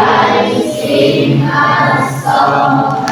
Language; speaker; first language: English; non-native, learner; Indonesian